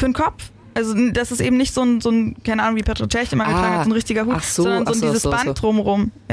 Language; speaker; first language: German; native; German